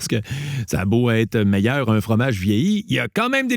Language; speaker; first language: French; native; French